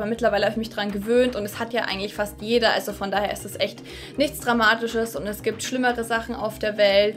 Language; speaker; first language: German; native; German